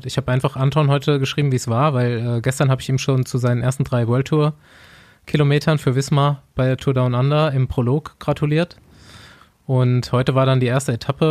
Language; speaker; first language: German; native; German